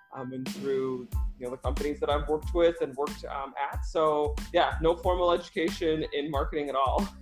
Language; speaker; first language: English; early bilingual, other home language; Russian